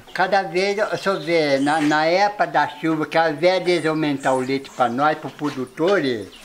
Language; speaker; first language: Portuguese; native; Portuguese